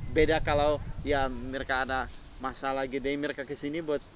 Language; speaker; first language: Indonesian; non-native, learner; Dutch